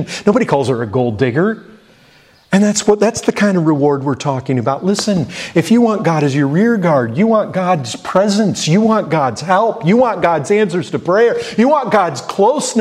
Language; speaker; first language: English; native; English